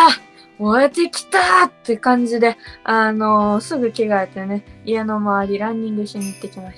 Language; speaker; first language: Japanese; native; Japanese